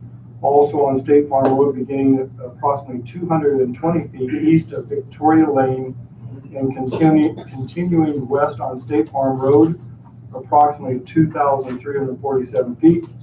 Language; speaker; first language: English; native; English